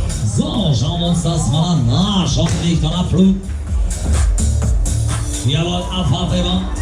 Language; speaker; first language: German; native; German